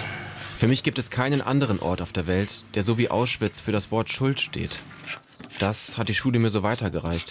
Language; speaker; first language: German; native; German